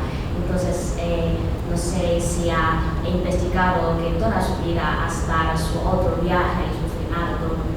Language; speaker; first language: Spanish; non-native, fluent; Chinese